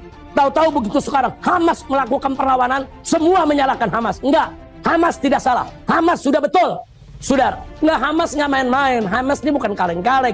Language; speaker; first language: Indonesian; native; Indonesian